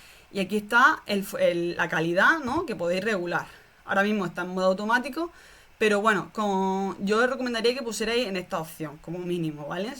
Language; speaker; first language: Spanish; native; Spanish